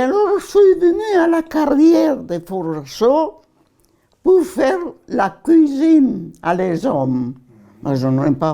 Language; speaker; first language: French; non-native, learner; Italian